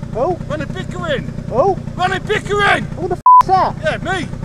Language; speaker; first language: English; native; English